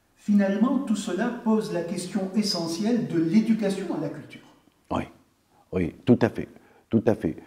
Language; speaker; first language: French; non-native, local second language; Arabic